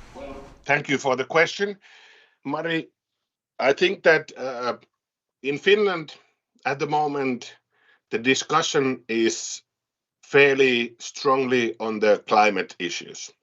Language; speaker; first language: English; non-native, fluent; Finnish